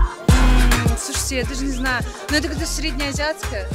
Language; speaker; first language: Russian; native; Russian